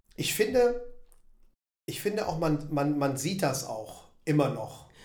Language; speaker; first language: German; native; German